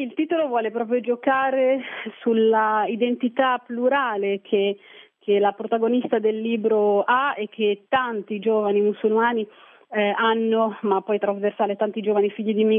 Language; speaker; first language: Italian; early bilingual, other home language; Arabic